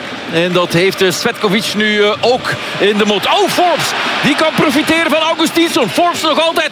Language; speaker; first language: Dutch; native; Dutch